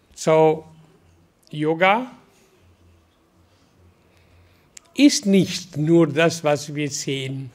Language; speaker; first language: German; non-native, learner; Hindi